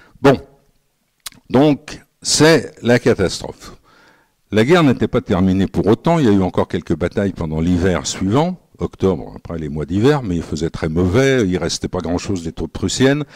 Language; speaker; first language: French; native; French